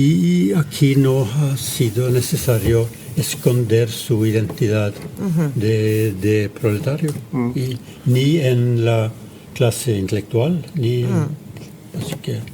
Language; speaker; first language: Spanish; non-native, fluent; Norwegian